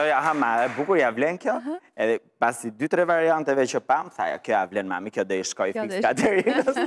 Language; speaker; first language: Albanian; native; Albanian